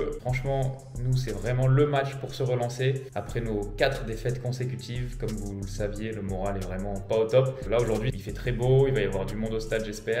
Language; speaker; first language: French; native; French